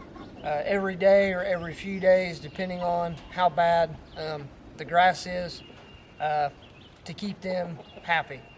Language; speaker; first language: English; native; English